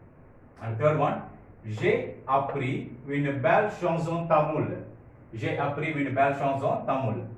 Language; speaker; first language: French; non-native, fluent; Tamil